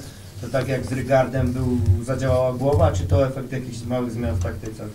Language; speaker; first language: Polish; native; Polish